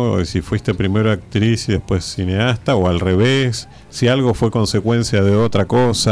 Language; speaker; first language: Spanish; native; Spanish